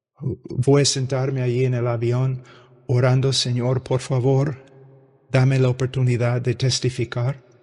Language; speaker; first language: Spanish; non-native, fluent; English